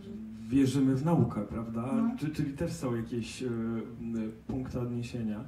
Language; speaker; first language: Polish; native; Polish